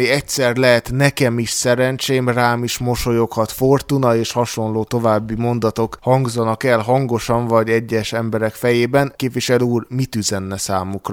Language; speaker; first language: Hungarian; native; Hungarian